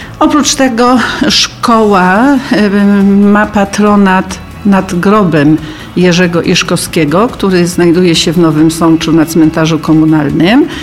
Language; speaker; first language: Polish; native; Polish